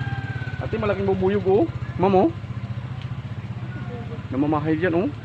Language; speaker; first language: Filipino; native; Filipino